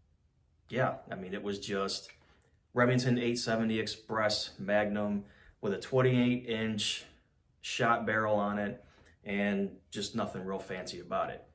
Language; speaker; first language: English; native; English